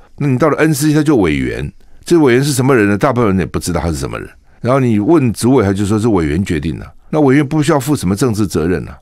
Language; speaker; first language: Chinese; native; Chinese